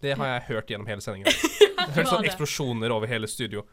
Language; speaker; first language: Norwegian; native; Norwegian